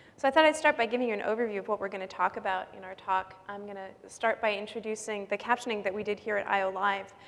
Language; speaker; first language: English; native; English